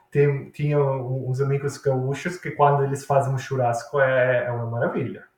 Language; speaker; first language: Portuguese; non-native, fluent; Italian